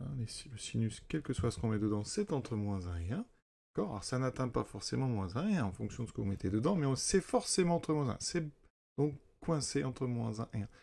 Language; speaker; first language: French; native; French